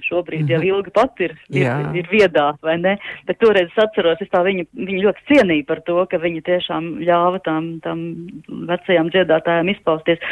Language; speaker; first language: Latvian; native; Latvian